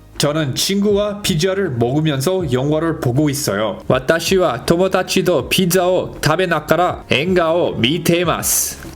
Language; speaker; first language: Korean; non-native, fluent; English